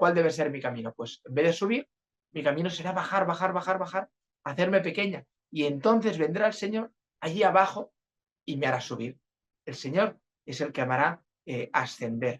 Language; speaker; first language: Spanish; native; Spanish